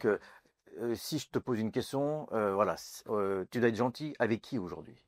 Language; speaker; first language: French; native; French